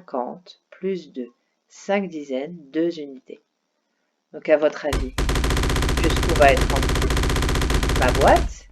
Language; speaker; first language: French; native; French